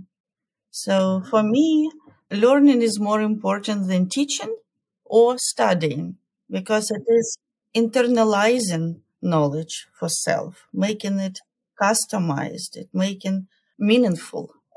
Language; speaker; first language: English; non-native, fluent; Ukrainian